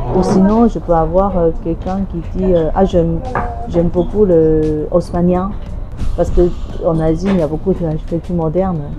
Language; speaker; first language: French; non-native, fluent; Chinese